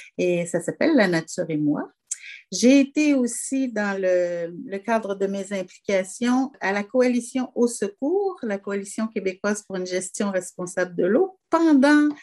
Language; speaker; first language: French; native; French